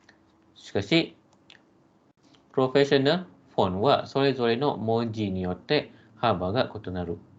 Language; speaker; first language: Japanese; non-native, fluent; Malay